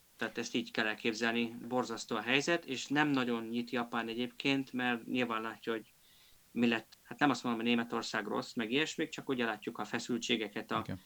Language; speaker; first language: Hungarian; native; Hungarian